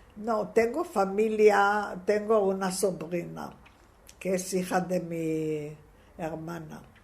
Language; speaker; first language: Spanish; non-native, fluent; Hebrew